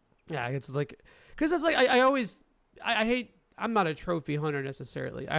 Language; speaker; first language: English; native; English